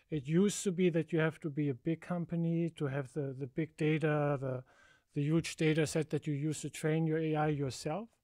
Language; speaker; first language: English; non-native, fluent; German